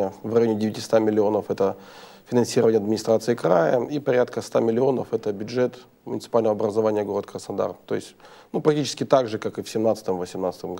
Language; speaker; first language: Russian; native; Russian